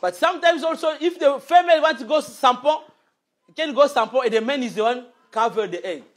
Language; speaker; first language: English; non-native, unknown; Lingala